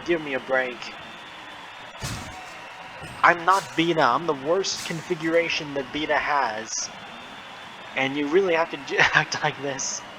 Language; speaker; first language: English; native; English